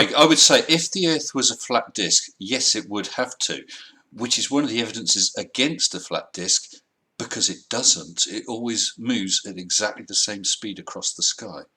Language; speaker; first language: English; native; English